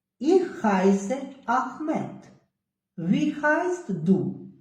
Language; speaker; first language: German; non-native, learner; Ukrainian